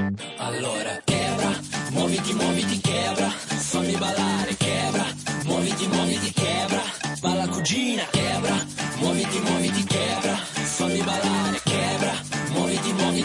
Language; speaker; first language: Italian; native; Italian